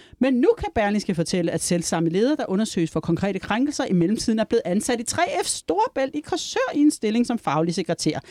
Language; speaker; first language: Danish; native; Danish